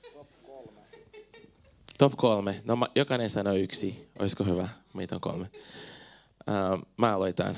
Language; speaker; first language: Finnish; non-native, fluent; Portuguese